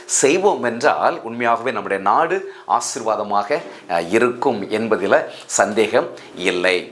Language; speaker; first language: Tamil; native; Tamil